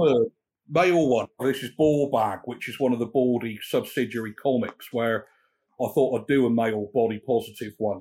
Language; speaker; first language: English; native; English